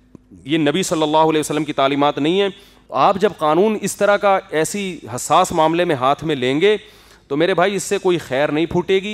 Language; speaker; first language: Urdu; native; Urdu